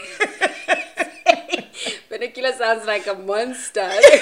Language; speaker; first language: English; non-native, local second language; Tswana